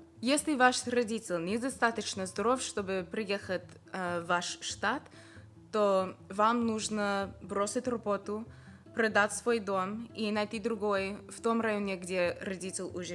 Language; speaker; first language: Russian; non-native, fluent; English